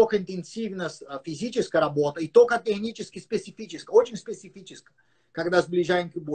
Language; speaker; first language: Russian; non-native, learner; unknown